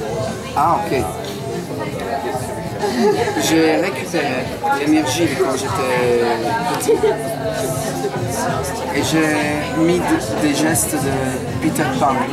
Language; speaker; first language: French; non-native, fluent; Italian